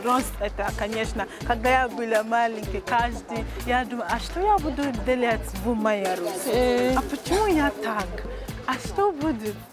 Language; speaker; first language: Russian; non-native, learner; Igbo